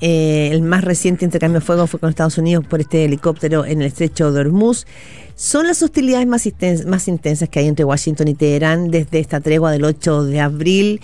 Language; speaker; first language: Spanish; native; Spanish